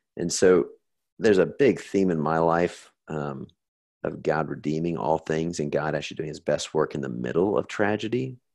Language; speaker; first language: English; native; English